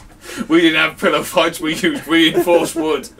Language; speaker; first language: English; native; English